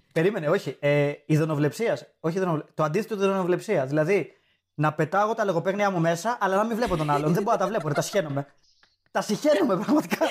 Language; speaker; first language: Greek; native; Greek